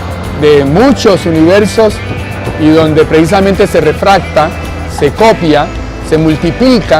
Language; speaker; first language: Spanish; native; Spanish